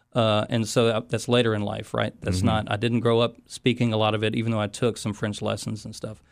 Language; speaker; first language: English; native; English